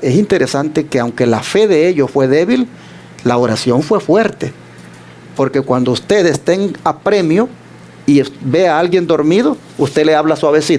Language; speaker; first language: Spanish; native; Spanish